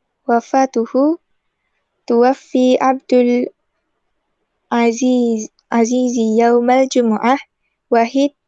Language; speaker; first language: Arabic; non-native, learner; Malay